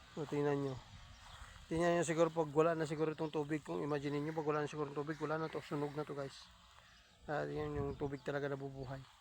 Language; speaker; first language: Filipino; non-native, local second language; Hiligaynon